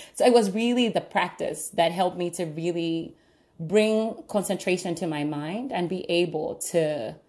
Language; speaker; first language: English; non-native, local second language; Ganda